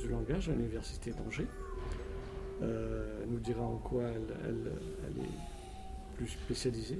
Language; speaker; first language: French; native; French